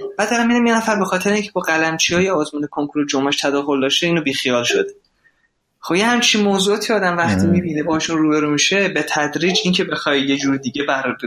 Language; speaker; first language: Persian; native; Persian